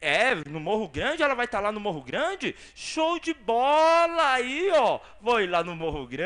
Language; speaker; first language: Portuguese; native; Portuguese